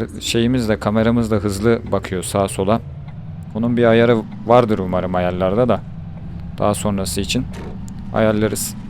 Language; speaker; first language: Turkish; native; Turkish